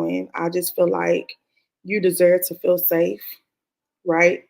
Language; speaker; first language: English; native; English